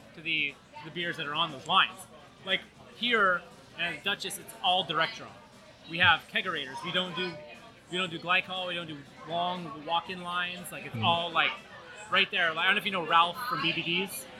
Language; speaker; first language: English; native; English